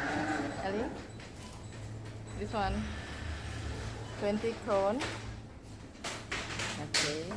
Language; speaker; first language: English; non-native, learner; Thai